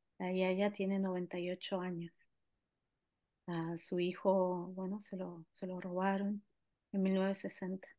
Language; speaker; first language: Spanish; native; Spanish